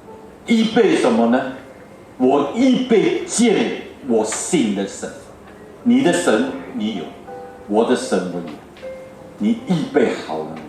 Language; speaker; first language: Chinese; early bilingual, heritage; Chinese